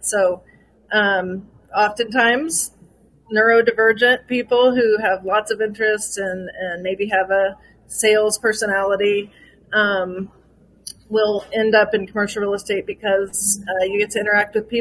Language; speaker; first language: English; native; English